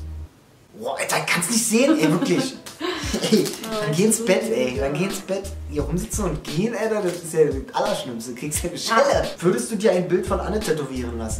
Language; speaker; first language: German; native; German